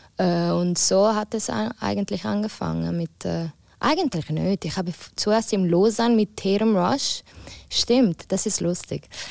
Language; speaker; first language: German; non-native, local second language; Italian